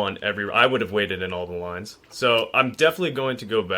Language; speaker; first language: English; native; English